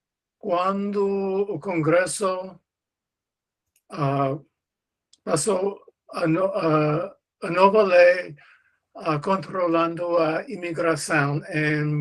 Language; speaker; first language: Portuguese; non-native, learner; English